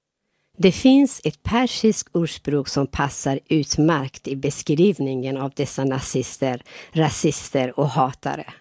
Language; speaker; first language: Swedish; non-native, fluent; Persian